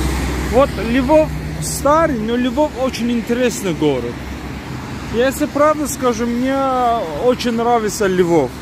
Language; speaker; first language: Russian; non-native, learner; Azerbaijani